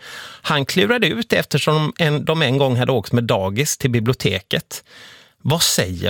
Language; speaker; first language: Swedish; native; Swedish